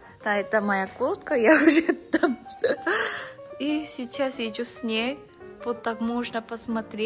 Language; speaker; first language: Russian; non-native, learner; Korean